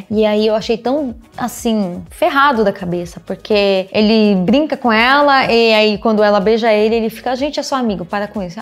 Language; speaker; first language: Portuguese; native; Portuguese